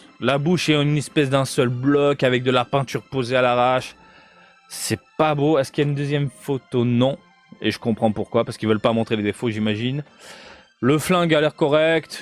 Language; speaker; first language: French; native; French